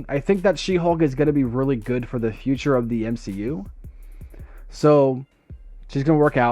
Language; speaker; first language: English; native; English